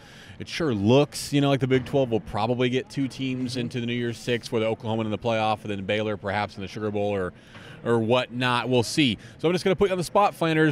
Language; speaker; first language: English; native; English